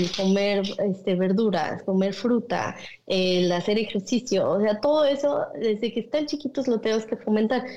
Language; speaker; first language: Spanish; native; Spanish